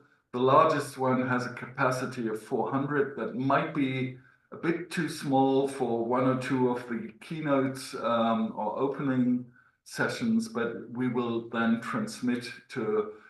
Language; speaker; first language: English; non-native, fluent; German